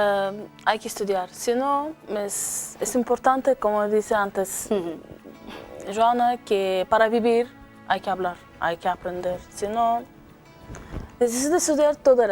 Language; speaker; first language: Spanish; non-native, learner; Azerbaijani